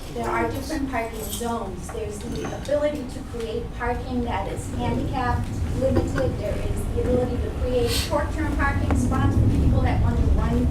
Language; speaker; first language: English; non-native, fluent; German